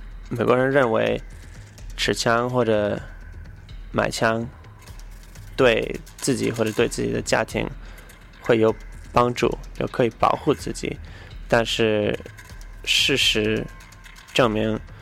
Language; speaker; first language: Chinese; non-native, fluent; English